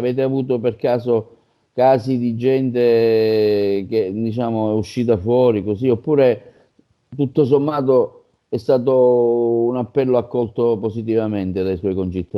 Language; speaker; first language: Italian; native; Italian